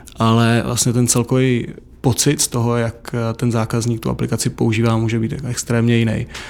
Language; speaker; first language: Czech; native; Czech